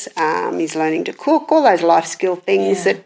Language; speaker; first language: English; native; English